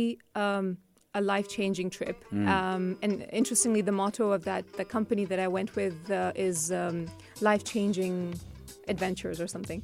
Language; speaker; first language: English; non-native, fluent; Urdu